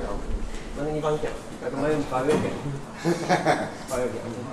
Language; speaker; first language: Welsh; non-native, learner; Japanese